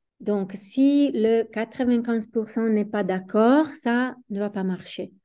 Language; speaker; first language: French; non-native, fluent; Italian